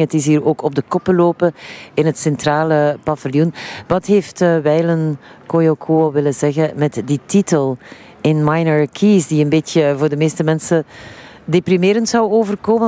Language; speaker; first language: Dutch; native; Dutch